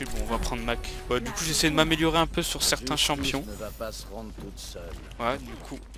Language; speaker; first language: French; native; French